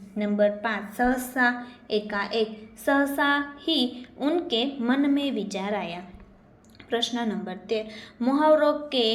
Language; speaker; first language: Hindi; non-native, local second language; Gujarati